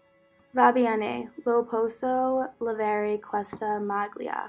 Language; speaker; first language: Italian; non-native, learner; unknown